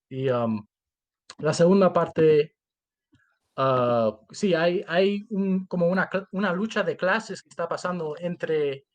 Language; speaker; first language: Spanish; early bilingual, heritage; Spanish